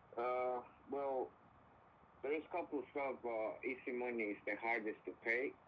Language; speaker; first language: English; non-native, fluent; Spanish